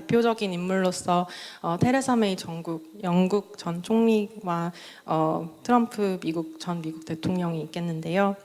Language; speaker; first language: Korean; native; Korean